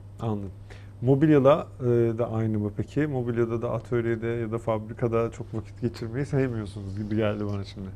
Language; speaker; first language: Turkish; native; Turkish